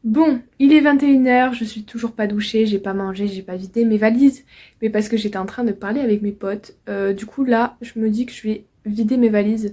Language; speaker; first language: French; native; French